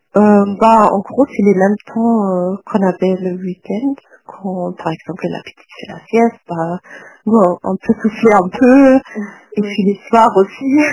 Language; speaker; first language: French; non-native, fluent; German